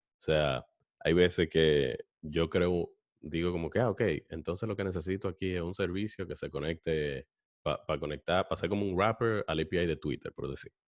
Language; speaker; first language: Spanish; native; Spanish